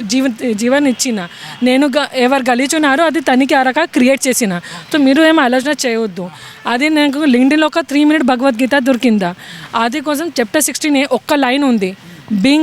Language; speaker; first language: Telugu; non-native, learner; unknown